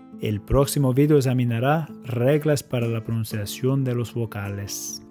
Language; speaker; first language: Spanish; non-native, fluent; English